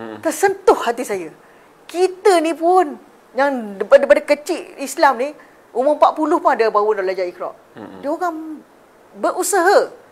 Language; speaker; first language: Malay; native; Malay